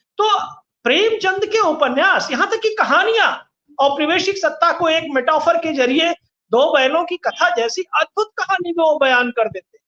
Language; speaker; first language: Hindi; native; Hindi